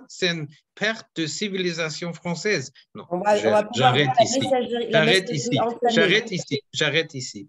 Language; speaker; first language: French; non-native, fluent; German